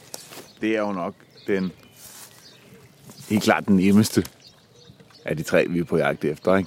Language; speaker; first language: Danish; native; Danish